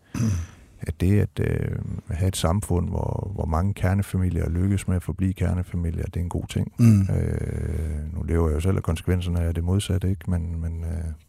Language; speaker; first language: Danish; native; Danish